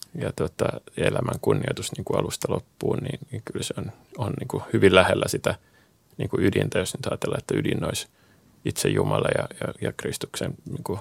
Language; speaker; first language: Finnish; native; Finnish